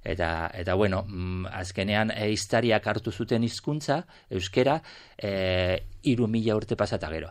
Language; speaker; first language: Basque; non-native, local second language; Spanish